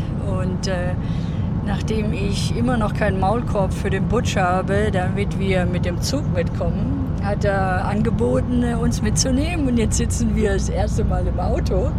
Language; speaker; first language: German; native; German